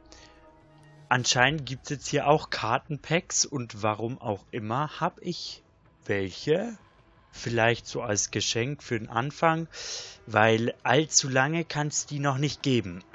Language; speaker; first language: German; native; German